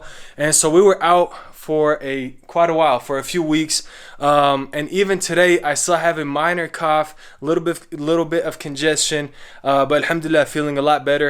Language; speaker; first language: English; native; English